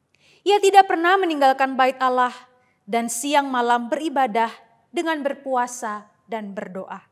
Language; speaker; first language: Indonesian; native; Indonesian